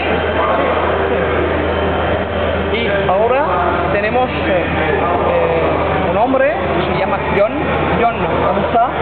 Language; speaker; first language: Spanish; non-native, learner; French